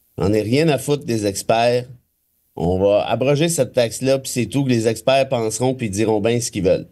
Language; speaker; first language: French; native; French